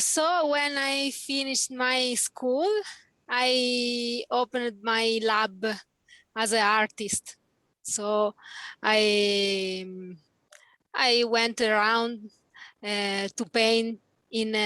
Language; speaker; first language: English; non-native, learner; Italian